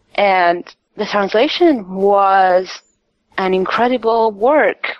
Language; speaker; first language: English; non-native, fluent; Italian